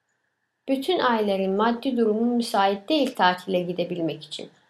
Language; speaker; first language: Turkish; early bilingual, other home language; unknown